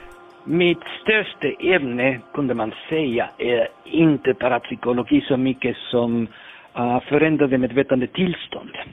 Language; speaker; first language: Swedish; non-native, fluent; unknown